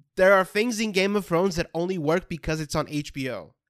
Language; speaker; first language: English; non-native, fluent; Portuguese